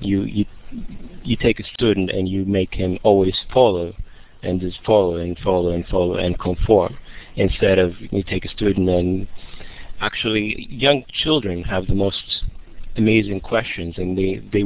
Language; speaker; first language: English; non-native, fluent; Greek